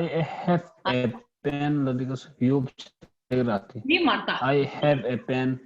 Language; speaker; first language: English; non-native, learner; Tibetan